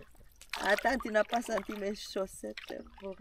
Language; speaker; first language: French; non-native, learner; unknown